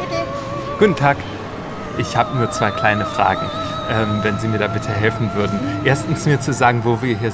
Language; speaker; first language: German; native; German